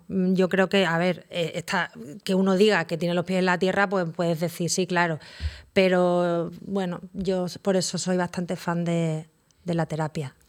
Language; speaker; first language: Spanish; native; Spanish